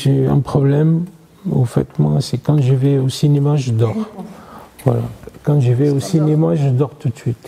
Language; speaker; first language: French; non-native, fluent; Arabic